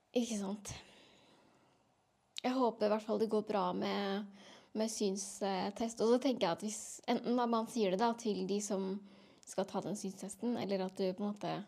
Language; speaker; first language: Norwegian; native; Norwegian